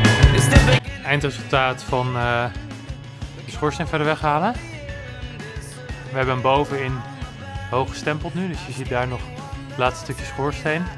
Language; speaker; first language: Dutch; native; Dutch